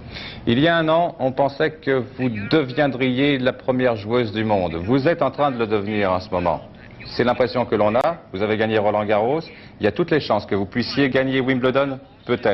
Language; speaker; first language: French; native; French